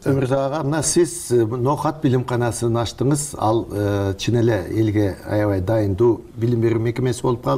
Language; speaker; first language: Kyrgyz; native; Kyrgyz